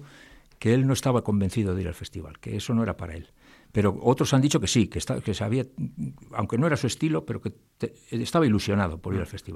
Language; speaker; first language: Spanish; native; Spanish